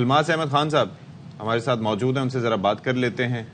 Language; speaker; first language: Urdu; native; Urdu